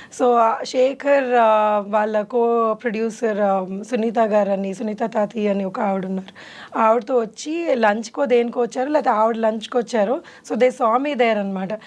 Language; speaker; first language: Telugu; native; Telugu